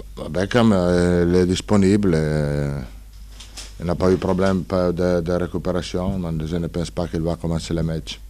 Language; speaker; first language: French; non-native, learner; Italian